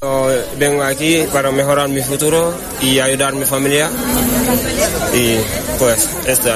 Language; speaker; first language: Spanish; non-native, learner; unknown